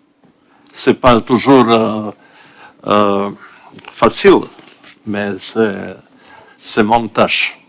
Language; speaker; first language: French; non-native, learner; Bosnian